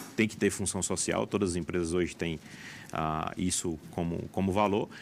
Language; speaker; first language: Portuguese; native; Portuguese